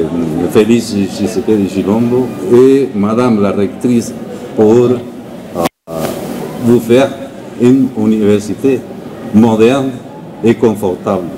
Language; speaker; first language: French; non-native, learner; Spanish